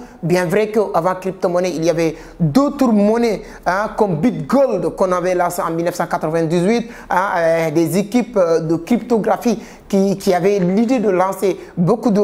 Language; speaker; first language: French; non-native, local second language; Wolof